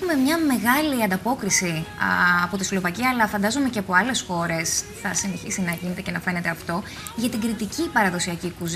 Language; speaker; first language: Greek; native; Greek